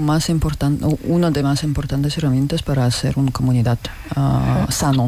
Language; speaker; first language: Spanish; non-native, learner; Russian